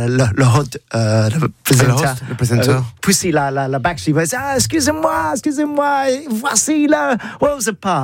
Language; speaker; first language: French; non-native, learner; English